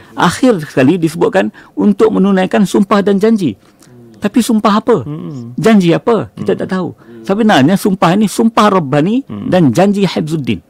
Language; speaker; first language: Malay; native; Malay